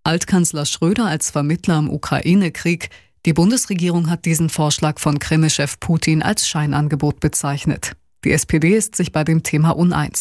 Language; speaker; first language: German; native; German